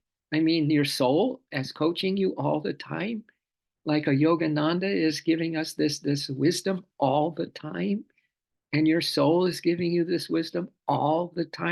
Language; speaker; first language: English; native; English